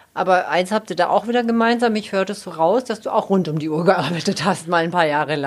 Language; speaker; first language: German; native; German